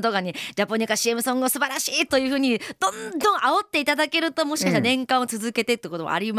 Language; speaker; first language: Japanese; native; Japanese